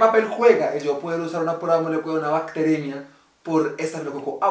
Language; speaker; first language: Spanish; native; Spanish